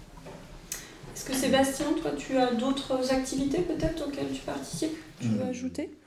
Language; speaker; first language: French; native; French